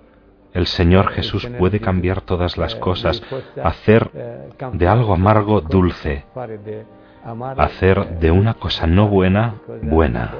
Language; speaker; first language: Spanish; non-native, fluent; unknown